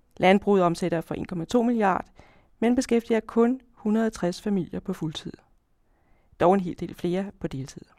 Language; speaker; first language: Danish; native; Danish